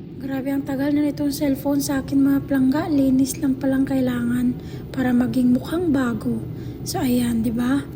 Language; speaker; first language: Filipino; non-native, local second language; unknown